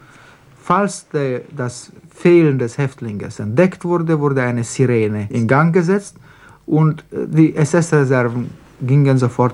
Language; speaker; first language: German; non-native, fluent; Slovak